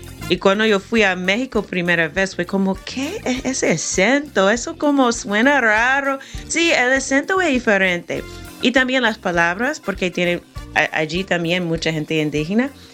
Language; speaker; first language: Spanish; non-native, fluent; English